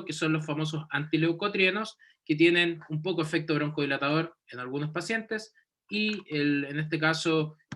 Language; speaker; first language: Spanish; native; Spanish